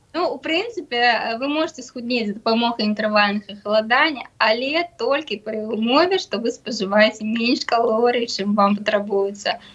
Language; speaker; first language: Belarusian; non-native, local second language; Russian